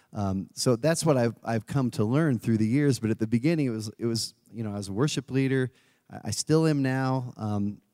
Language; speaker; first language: English; native; English